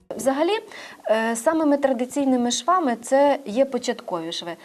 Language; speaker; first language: Ukrainian; native; Ukrainian